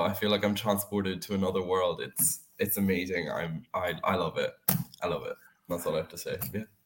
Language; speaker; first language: English; native; English